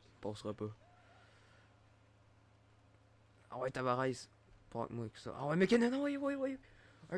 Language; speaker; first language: French; native; French